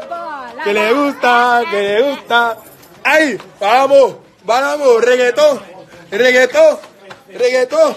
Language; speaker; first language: Spanish; non-native, fluent; French